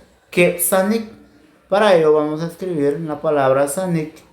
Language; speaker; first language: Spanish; non-native, local second language; Kʼicheʼ